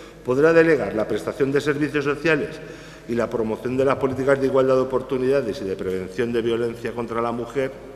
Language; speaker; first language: Spanish; native; Spanish